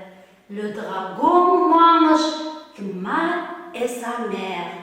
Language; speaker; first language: French; non-native, fluent; Uzbek